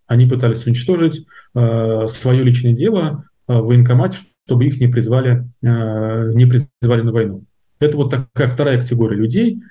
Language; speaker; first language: Russian; native; Russian